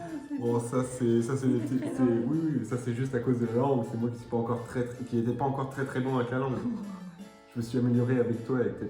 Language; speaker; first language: French; native; French